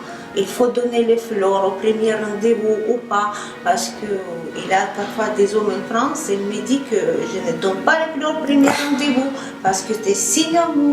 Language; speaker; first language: French; non-native, learner; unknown